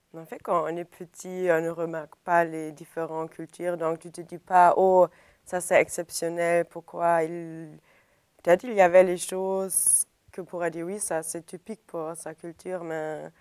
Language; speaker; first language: French; non-native, fluent; German